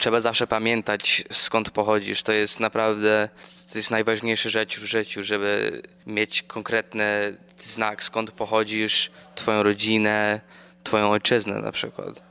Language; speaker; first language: Polish; early bilingual, other home language; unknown